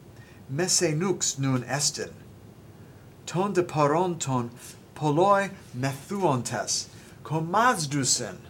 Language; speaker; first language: Greek; non-native, learner; English